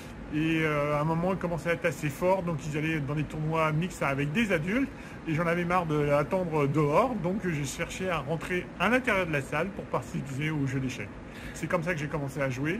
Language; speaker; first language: French; native; French